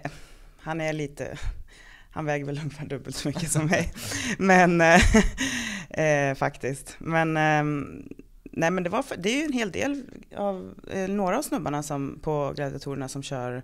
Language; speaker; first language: Swedish; native; Swedish